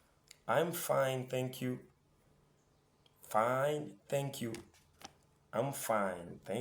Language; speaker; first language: English; non-native, fluent; French